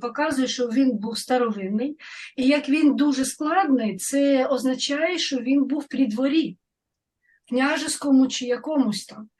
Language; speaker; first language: Ukrainian; non-native, learner; French